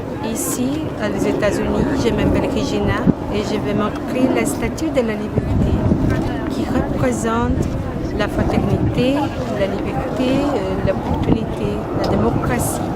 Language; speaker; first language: French; non-native, learner; Portuguese